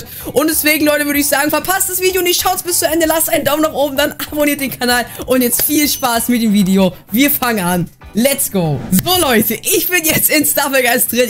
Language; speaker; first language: German; native; German